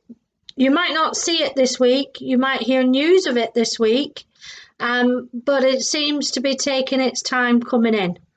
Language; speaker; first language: English; native; English